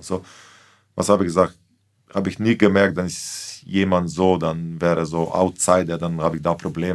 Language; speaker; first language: German; non-native, fluent; Slovenian